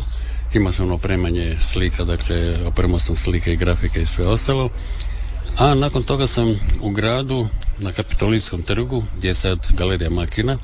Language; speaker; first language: Serbian; native; Serbian